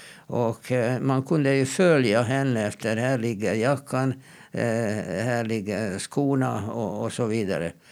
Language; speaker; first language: Swedish; non-native, fluent; Hungarian